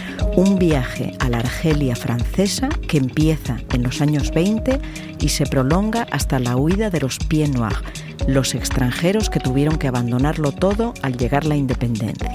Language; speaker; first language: Spanish; native; Spanish